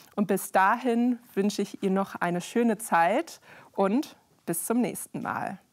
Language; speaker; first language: German; native; German